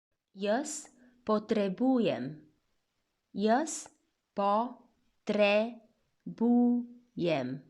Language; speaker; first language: Slovenian; non-native, fluent; Chinese